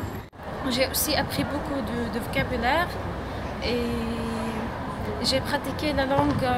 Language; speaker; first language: French; non-native, learner; Arabic